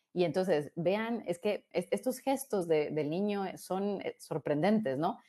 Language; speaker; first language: Spanish; native; Spanish